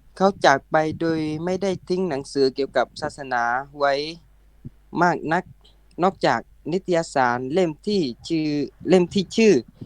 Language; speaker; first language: Thai; non-native, local second language; Pattani Malay